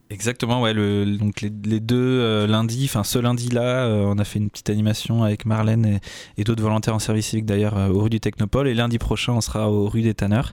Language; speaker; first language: French; native; French